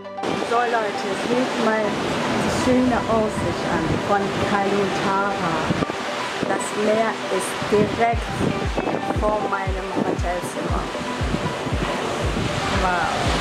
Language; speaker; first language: German; non-native, fluent; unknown